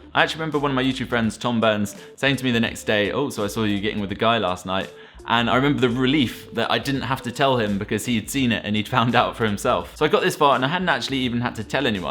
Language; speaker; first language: English; native; English